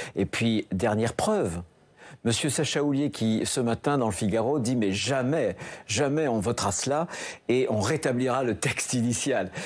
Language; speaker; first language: French; native; French